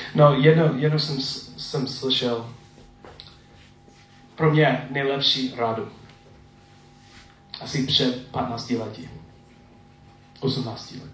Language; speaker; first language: Czech; non-native, learner; English